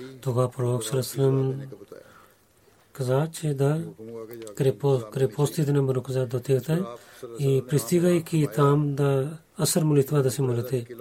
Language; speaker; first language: Bulgarian; non-native, learner; Urdu